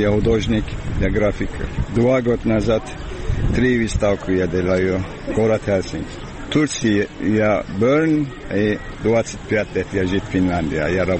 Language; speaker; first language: Russian; non-native, learner; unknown